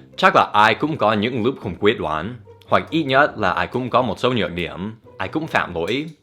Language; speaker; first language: Vietnamese; non-native, fluent; English